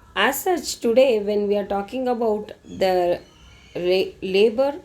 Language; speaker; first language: English; non-native, local second language; Kannada